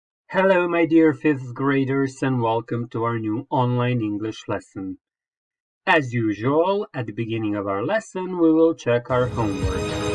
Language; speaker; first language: English; non-native, fluent; Croatian